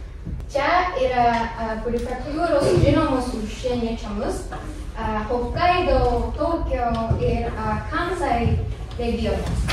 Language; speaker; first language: Lithuanian; non-native, learner; Japanese